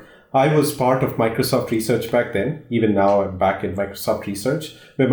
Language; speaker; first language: English; non-native, local second language; Hindi